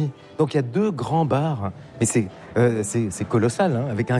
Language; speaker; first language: French; native; French